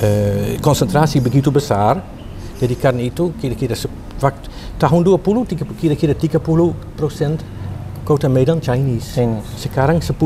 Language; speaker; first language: Indonesian; non-native, fluent; Dutch